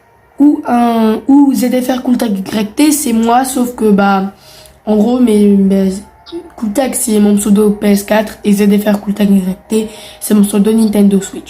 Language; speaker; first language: French; native; French